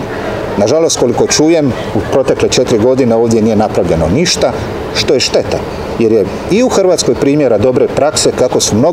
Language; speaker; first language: Serbian; native; Serbian